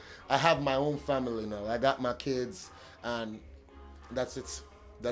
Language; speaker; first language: English; native; English